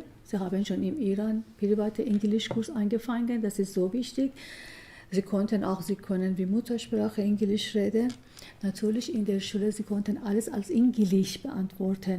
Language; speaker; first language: German; non-native, learner; Persian